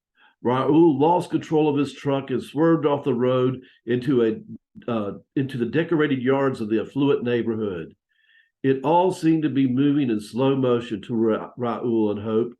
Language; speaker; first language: English; native; English